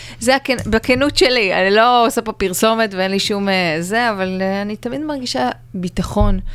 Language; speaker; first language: Hebrew; native; Hebrew